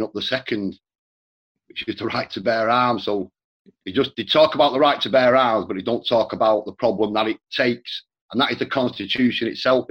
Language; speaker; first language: English; native; English